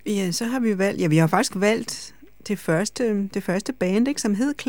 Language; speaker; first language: Danish; native; Danish